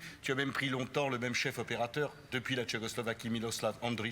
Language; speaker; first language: French; native; French